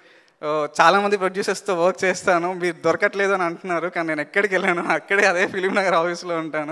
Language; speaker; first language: Telugu; native; Telugu